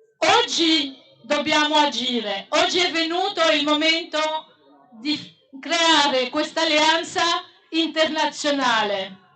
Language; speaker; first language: Italian; non-native, fluent; French